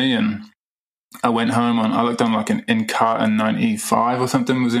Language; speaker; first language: English; native; English